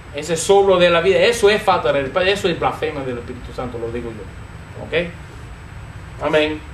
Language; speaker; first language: Spanish; non-native, fluent; English